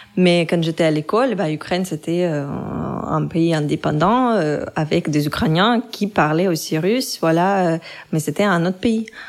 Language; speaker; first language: French; non-native, fluent; Russian